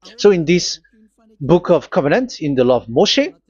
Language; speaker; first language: English; non-native, fluent; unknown